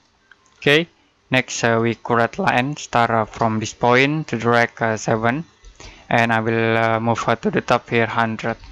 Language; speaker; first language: English; non-native, learner; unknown